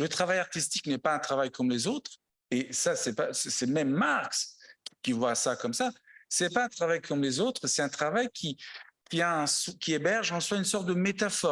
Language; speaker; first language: French; non-native, fluent; Italian